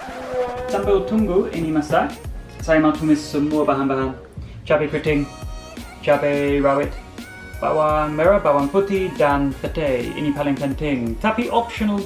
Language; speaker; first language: Indonesian; non-native, learner; English